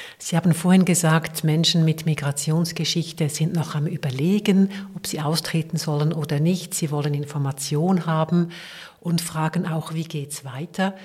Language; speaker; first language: German; native; German